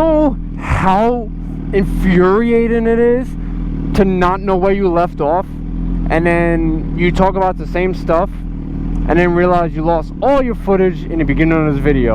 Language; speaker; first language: English; native; English